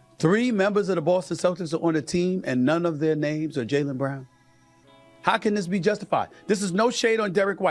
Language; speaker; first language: English; native; English